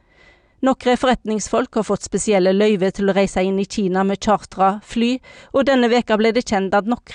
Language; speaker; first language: Norwegian; native; Norwegian